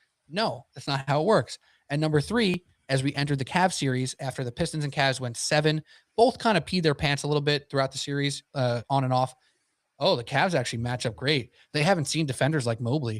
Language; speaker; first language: English; native; English